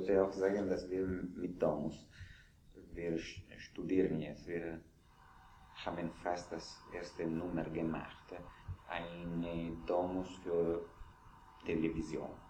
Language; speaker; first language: German; non-native, fluent; Italian